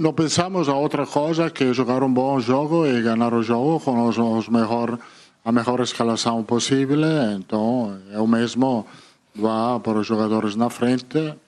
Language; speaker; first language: Portuguese; non-native, learner; Italian